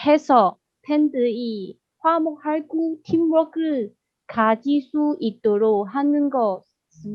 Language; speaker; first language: Korean; non-native, learner; Chinese